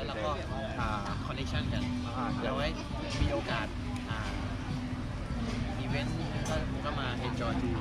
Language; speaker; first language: Thai; native; Thai